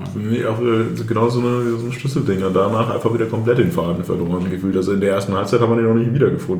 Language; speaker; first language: German; native; German